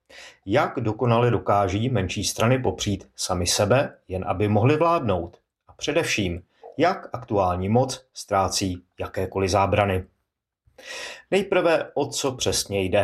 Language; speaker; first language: Czech; native; Czech